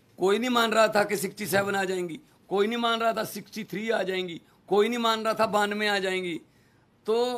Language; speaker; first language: Hindi; non-native, local second language; Punjabi